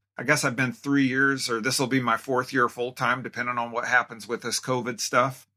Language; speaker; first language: English; native; English